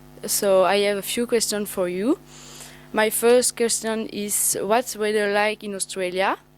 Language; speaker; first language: English; non-native, learner; French